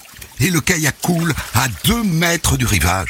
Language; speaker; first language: French; native; French